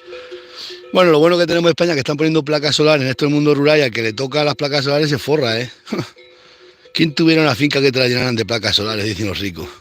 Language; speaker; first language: Spanish; native; Spanish